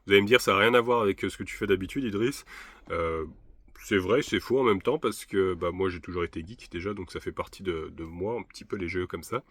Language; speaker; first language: French; native; French